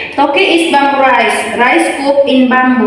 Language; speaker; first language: English; non-native, learner; Indonesian